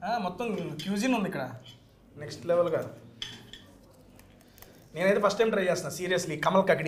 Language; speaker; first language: Telugu; native; Telugu